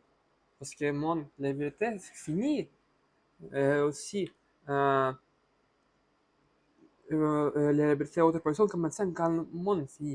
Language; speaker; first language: French; non-native, learner; Russian